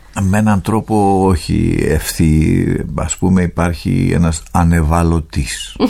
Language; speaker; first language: Greek; native; Greek